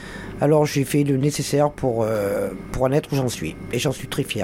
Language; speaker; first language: French; native; French